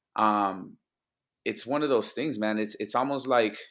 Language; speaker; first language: English; early bilingual, other home language; Spanish